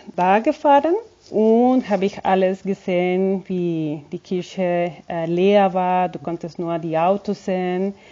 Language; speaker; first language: German; non-native, fluent; Spanish